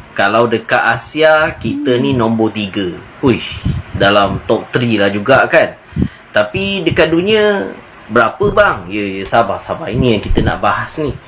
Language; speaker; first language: Malay; native; Malay